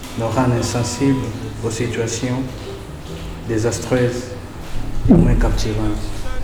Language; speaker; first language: French; non-native, learner; Kongo